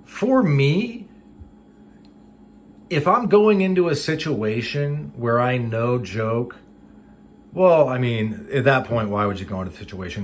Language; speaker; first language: English; native; English